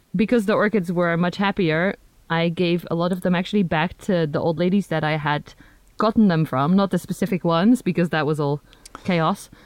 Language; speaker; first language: English; non-native, fluent; Dutch